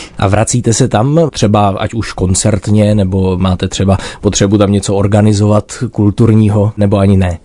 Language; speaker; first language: Czech; native; Czech